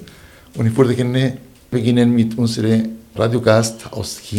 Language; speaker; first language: German; non-native, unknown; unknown